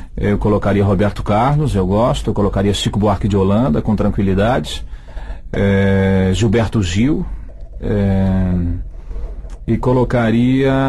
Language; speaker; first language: Portuguese; native; Portuguese